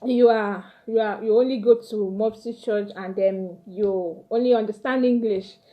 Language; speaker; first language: English; non-native, local second language; Yoruba